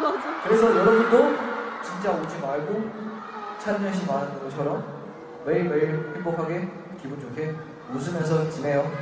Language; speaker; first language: Korean; non-native, fluent; Chinese